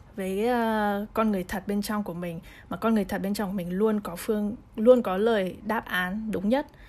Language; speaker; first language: Vietnamese; early bilingual, heritage; Vietnamese